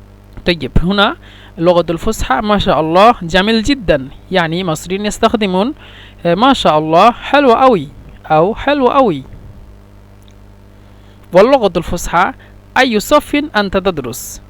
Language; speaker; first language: Arabic; non-native, fluent; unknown